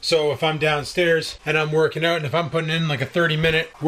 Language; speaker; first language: English; native; English